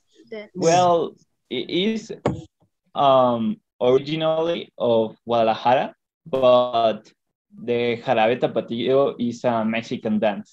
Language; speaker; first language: English; non-native, learner; Spanish